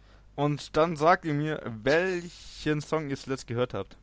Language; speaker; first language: German; native; German